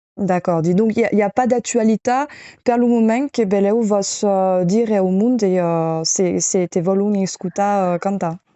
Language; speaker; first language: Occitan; non-native, fluent; French